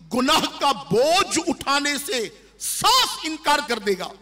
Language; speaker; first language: Urdu; native; Urdu